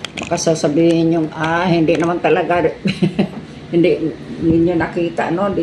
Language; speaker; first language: Filipino; non-native, local second language; Cebuano